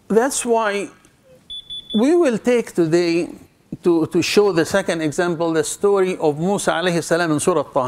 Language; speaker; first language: English; non-native, fluent; Arabic